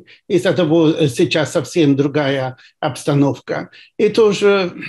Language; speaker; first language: Russian; non-native, fluent; Swedish